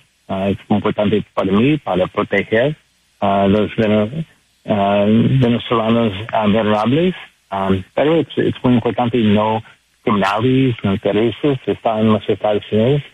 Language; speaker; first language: Spanish; non-native, learner; English